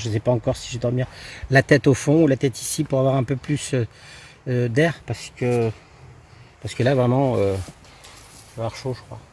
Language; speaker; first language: French; native; French